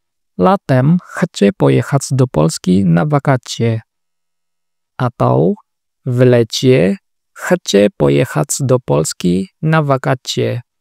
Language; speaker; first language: Polish; non-native, learner; Indonesian